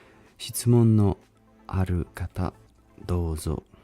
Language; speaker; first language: Japanese; non-native, learner; English